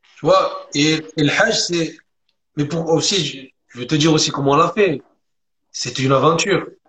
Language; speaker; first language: French; early bilingual, other home language; Arabic